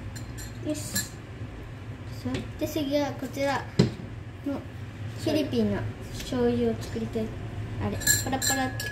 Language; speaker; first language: Japanese; non-native, fluent; Cebuano